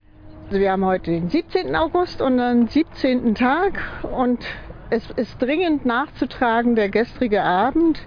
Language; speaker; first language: German; native; German